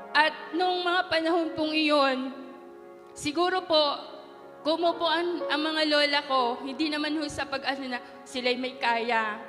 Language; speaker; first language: Filipino; non-native, local second language; Bikol